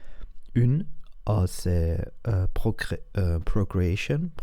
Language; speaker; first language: French; non-native, learner; Spanish